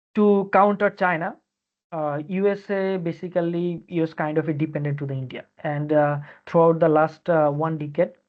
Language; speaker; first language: English; non-native, local second language; Bangla